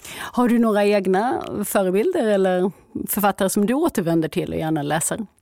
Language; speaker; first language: Swedish; native; Swedish